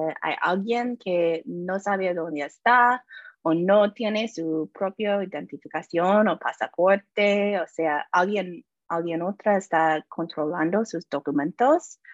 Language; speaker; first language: Spanish; non-native, fluent; English